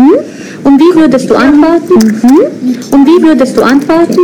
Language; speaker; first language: German; non-native, fluent; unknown